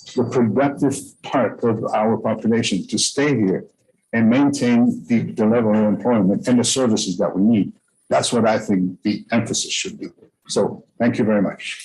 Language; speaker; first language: English; non-native, fluent; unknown